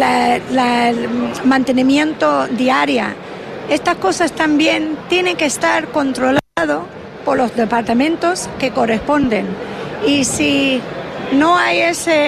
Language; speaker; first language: Spanish; non-native, fluent; English